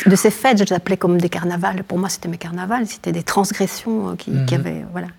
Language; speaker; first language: French; native; French